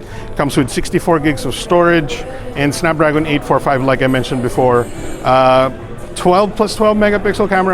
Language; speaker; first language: English; non-native, local second language; Filipino